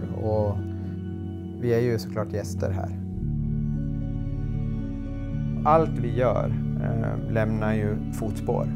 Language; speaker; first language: Swedish; native; Swedish